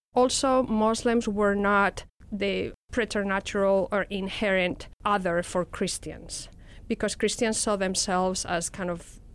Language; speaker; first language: English; non-native, fluent; Spanish